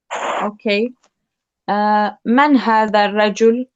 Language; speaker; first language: Arabic; non-native, learner; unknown